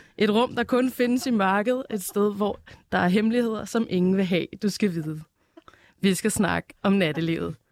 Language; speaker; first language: Danish; native; Danish